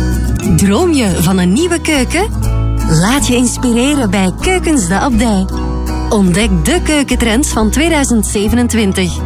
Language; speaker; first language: Dutch; native; Dutch